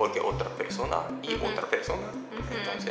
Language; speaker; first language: Spanish; non-native, learner; Japanese